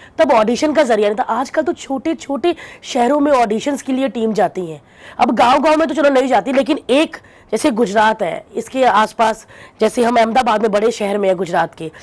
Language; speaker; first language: Hindi; non-native, local second language; Punjabi